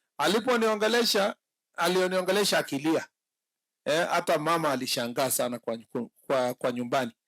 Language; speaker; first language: Swahili; non-native, local second language; Kalenjin